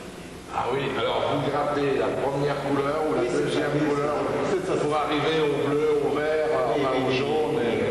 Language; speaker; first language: French; native; French